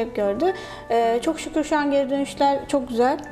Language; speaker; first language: Turkish; native; Turkish